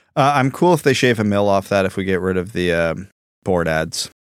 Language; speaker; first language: English; early bilingual, other home language; Ukrainian